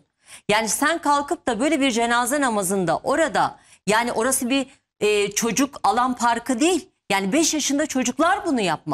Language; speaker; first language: Turkish; native; Turkish